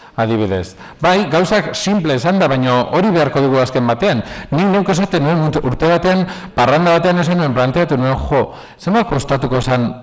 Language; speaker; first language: Basque; non-native, local second language; Spanish